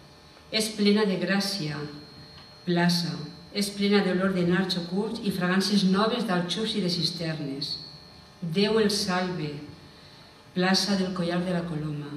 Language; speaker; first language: Catalan; native; Catalan